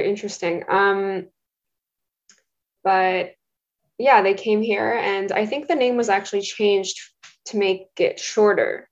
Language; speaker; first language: English; early bilingual, other home language; Russian